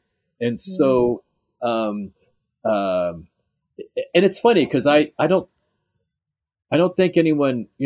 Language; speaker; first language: English; native; English